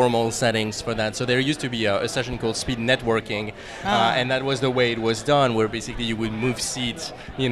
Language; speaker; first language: English; non-native, fluent; French